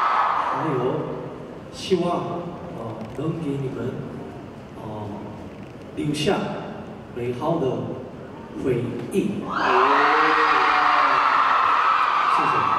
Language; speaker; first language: Chinese; non-native, learner; Korean